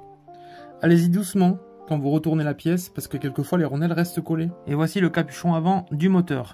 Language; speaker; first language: French; native; French